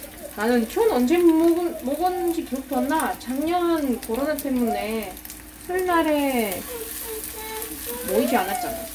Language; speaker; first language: Korean; non-native, fluent; Russian